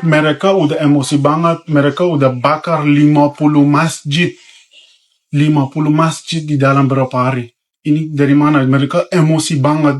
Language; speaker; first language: Indonesian; non-native, fluent; Persian